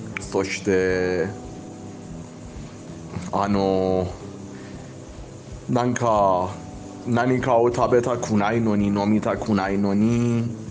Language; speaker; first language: Japanese; non-native, learner; Persian